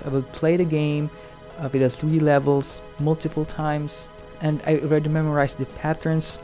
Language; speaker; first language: English; non-native, local second language; Hiligaynon